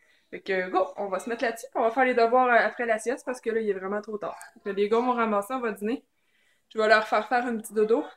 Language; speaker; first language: French; native; French